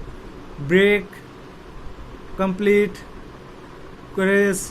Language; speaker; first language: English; non-native, local second language; Hindi